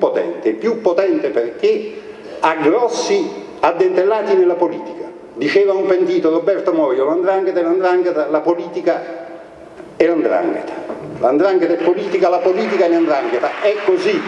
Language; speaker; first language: Italian; native; Italian